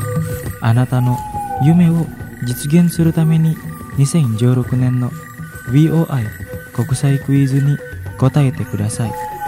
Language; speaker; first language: Japanese; non-native, fluent; Indonesian